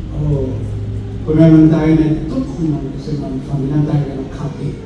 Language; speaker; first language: French; non-native, local second language; Haitian Creole